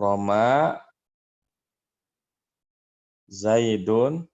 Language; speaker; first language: Arabic; non-native, fluent; Indonesian